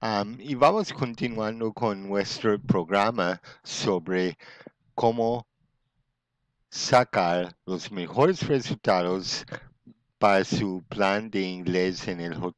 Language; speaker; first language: Spanish; non-native, fluent; English